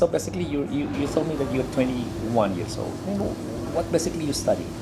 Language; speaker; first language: English; non-native, learner; Indonesian